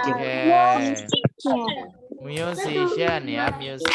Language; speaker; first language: English; non-native, local second language; Indonesian